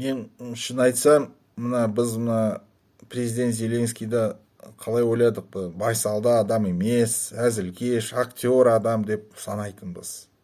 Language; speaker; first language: Kazakh; non-native, local second language; Russian